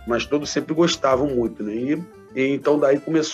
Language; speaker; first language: Portuguese; native; Portuguese